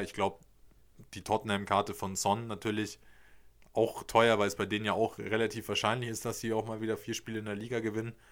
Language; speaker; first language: German; native; German